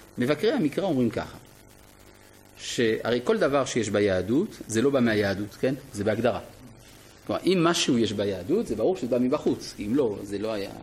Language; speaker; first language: Hebrew; non-native, fluent; French